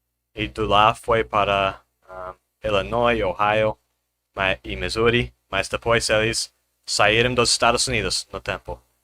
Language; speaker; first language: Portuguese; non-native, fluent; English